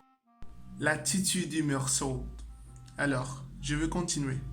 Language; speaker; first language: French; non-native, learner; Spanish